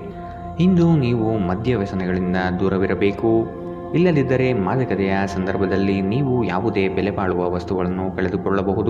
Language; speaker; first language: Kannada; native; Kannada